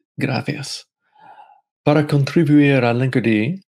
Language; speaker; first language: Spanish; non-native, fluent; English